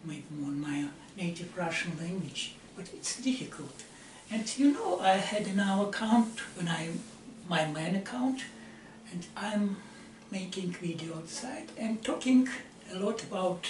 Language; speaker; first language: English; non-native, learner; Russian